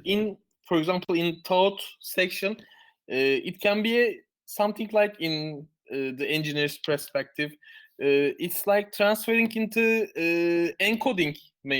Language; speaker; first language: English; non-native, fluent; Turkish